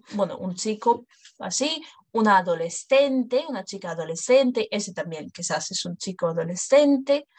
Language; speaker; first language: Spanish; non-native, fluent; English